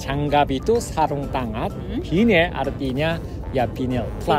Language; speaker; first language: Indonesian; non-native, fluent; Korean